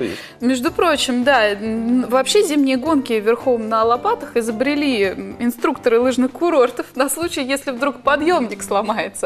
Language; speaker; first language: Russian; native; Russian